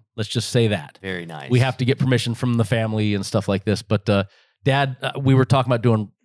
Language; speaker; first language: English; native; English